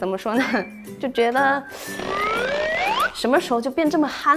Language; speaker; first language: Chinese; native; Chinese